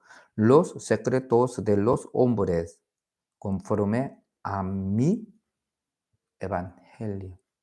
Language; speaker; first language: Spanish; non-native, learner; Korean